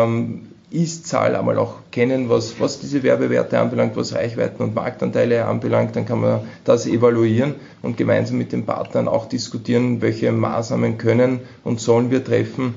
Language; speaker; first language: German; native; German